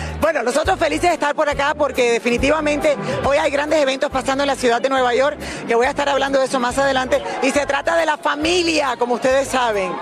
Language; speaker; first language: Spanish; native; Spanish